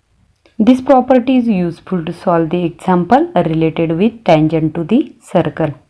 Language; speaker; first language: English; non-native, local second language; Marathi